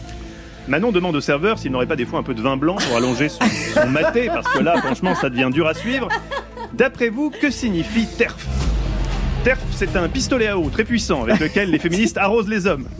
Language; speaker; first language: French; native; French